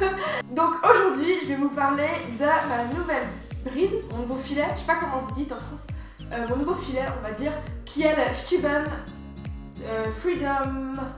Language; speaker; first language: French; native; French